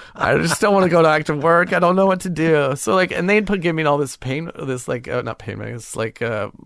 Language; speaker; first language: English; native; English